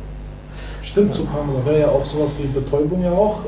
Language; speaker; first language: German; native; German